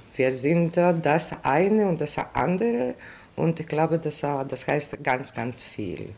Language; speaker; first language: German; non-native, fluent; Greek